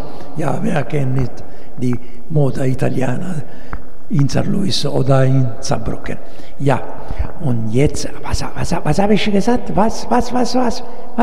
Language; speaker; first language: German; non-native, learner; Italian